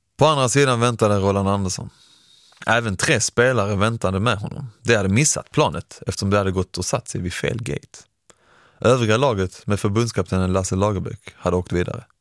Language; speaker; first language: Swedish; early bilingual, other home language; Persian